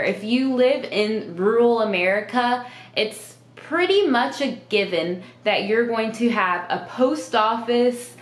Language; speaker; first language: English; native; English